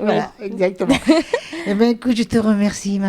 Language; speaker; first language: French; native; French